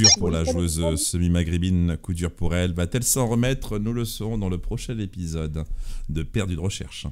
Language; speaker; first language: French; native; French